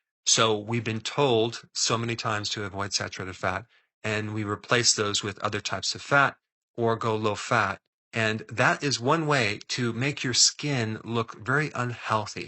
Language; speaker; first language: English; native; English